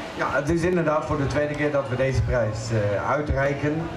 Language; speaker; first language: Dutch; native; Dutch